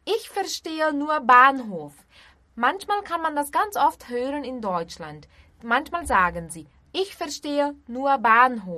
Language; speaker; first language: German; non-native, fluent; Portuguese